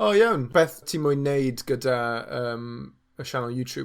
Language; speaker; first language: Welsh; non-native, learner; English